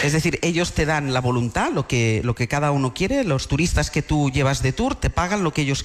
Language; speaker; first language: Spanish; native; Spanish